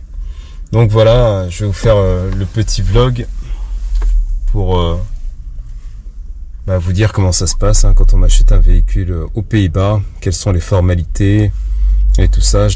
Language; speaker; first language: French; native; French